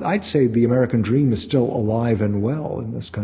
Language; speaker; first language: English; native; English